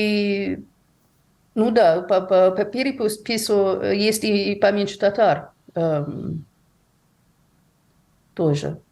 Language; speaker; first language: Russian; non-native, fluent; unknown